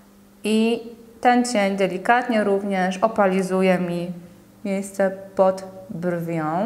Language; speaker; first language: Polish; native; Polish